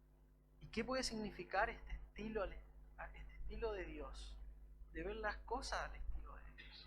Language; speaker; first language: Spanish; native; Spanish